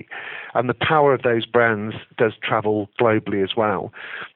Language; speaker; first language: English; native; English